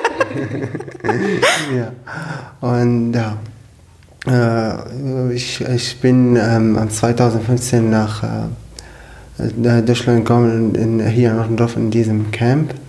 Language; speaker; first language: German; non-native, fluent; Arabic